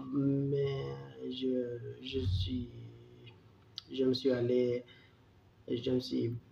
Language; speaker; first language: French; non-native, learner; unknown